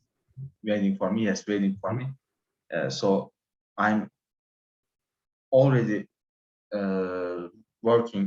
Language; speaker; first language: English; non-native, learner; Turkish